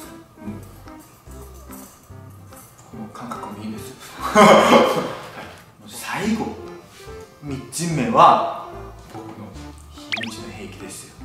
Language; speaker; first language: Japanese; non-native, learner; Korean